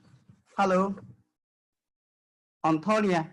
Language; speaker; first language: English; non-native, fluent; Chinese